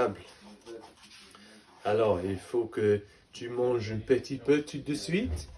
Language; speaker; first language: French; non-native, learner; English